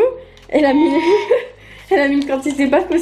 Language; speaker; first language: French; native; French